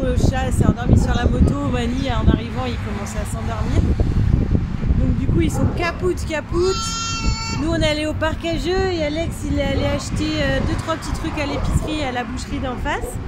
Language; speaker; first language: French; native; French